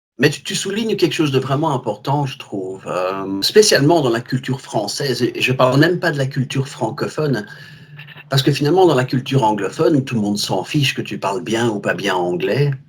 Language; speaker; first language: French; native; French